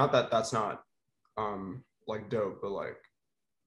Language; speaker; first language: English; non-native, local second language; Filipino